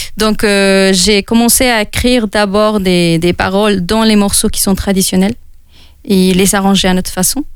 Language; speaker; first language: French; non-native, fluent; Spanish